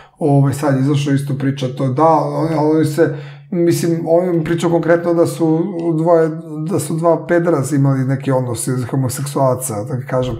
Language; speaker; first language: Serbian; native; Serbian